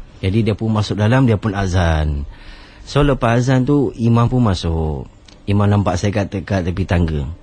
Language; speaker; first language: Malay; non-native, local second language; Chinese